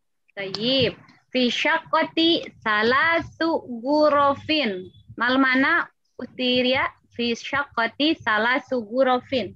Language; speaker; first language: Arabic; non-native, fluent; Indonesian